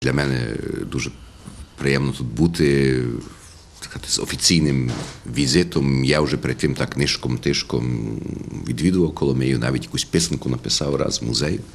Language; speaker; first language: Ukrainian; early bilingual, heritage; Ukrainian